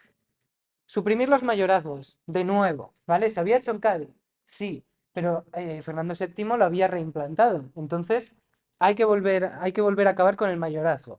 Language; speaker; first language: Spanish; native; Spanish